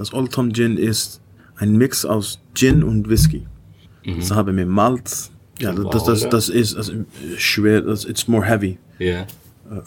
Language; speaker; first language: German; non-native, learner; Dutch